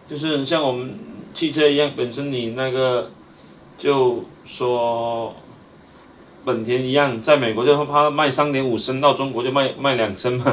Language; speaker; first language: Chinese; native; Chinese